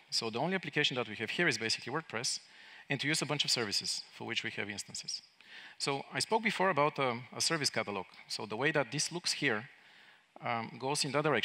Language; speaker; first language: English; non-native, fluent; Bulgarian